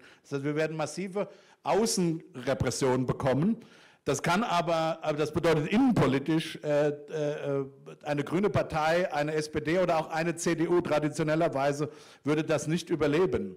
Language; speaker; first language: German; native; German